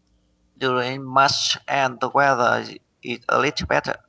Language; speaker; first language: English; non-native, learner; Vietnamese